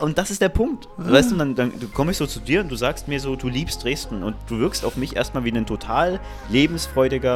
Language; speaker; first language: German; native; German